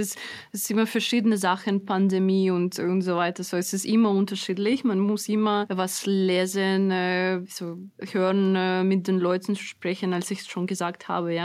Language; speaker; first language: German; non-native, fluent; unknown